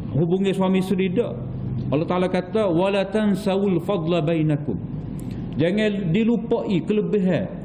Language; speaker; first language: Malay; native; Malay